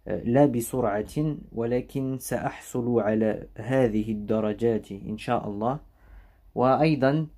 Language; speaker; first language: Arabic; non-native, learner; French